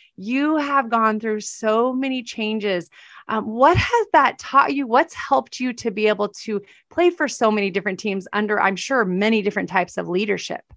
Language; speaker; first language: English; native; English